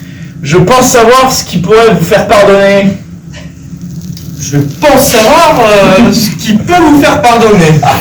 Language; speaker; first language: French; native; French